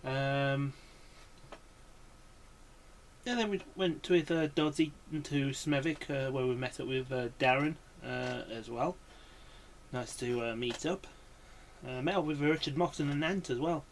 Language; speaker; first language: English; native; English